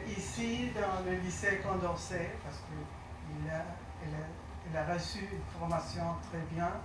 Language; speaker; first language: French; non-native, learner; Spanish